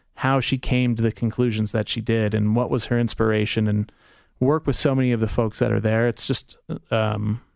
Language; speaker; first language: English; early bilingual, other home language; German